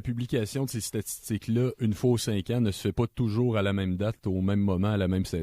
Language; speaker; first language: French; native; French